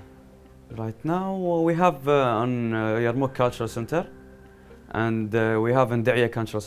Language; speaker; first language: English; non-native, learner; Arabic